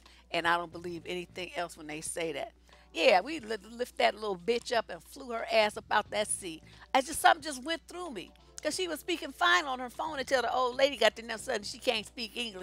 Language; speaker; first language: English; native; English